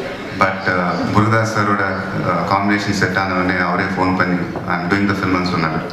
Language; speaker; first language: Tamil; non-native, local second language; Telugu